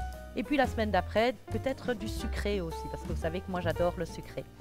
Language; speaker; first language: French; native; French